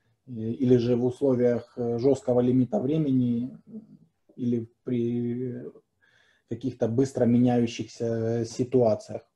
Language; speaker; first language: Russian; native; Russian